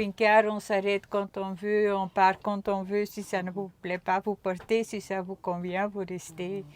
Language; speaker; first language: French; non-native, local second language; Dutch